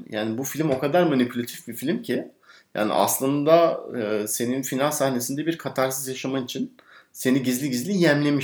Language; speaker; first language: Turkish; native; Turkish